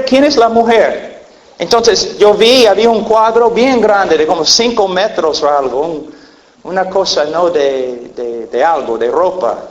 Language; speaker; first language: Spanish; non-native, fluent; English